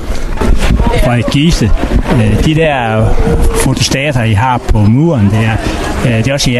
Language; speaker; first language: Danish; native; Danish